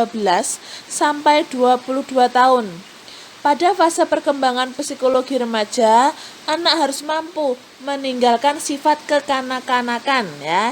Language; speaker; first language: Indonesian; native; Indonesian